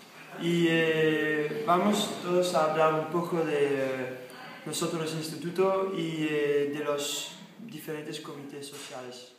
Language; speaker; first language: Spanish; non-native, learner; Danish